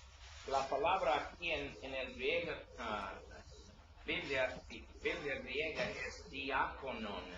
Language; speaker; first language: Spanish; non-native, learner; English